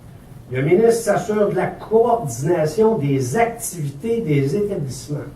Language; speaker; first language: French; native; French